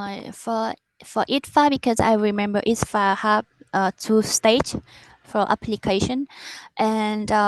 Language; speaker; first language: English; non-native, learner; Vietnamese